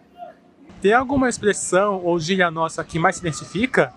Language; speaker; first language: Portuguese; native; Portuguese